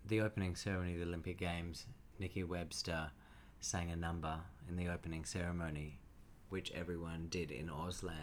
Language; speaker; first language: English; native; English